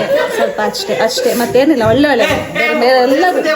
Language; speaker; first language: Kannada; native; Kannada